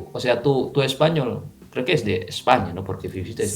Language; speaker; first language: Spanish; non-native, fluent; Indonesian